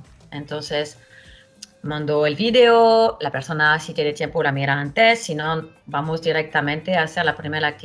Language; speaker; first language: Spanish; non-native, fluent; French